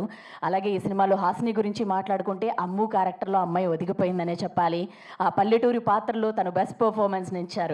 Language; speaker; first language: Telugu; native; Telugu